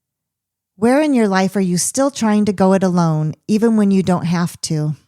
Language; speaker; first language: English; native; English